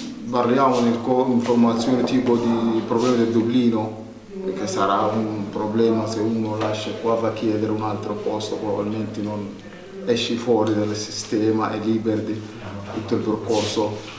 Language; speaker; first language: Italian; non-native, fluent; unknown